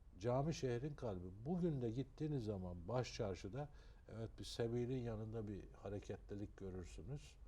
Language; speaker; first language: Turkish; native; Turkish